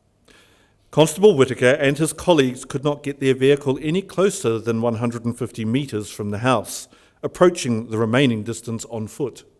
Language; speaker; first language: English; native; English